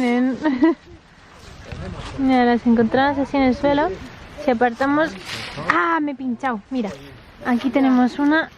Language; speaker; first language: Spanish; native; Spanish